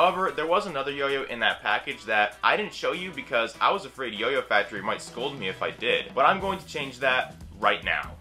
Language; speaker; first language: English; native; English